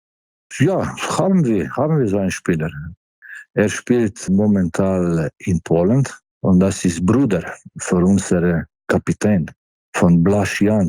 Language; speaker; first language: German; non-native, fluent; Slovenian